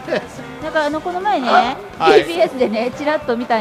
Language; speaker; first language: Japanese; native; Japanese